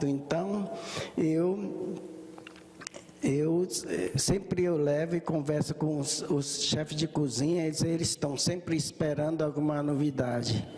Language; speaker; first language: Portuguese; early bilingual, other home language; Japanese